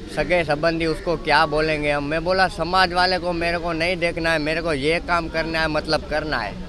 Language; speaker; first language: Hindi; non-native, local second language; Gujarati